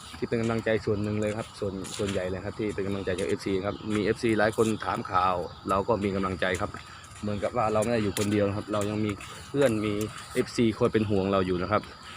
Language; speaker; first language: Thai; non-native, local second language; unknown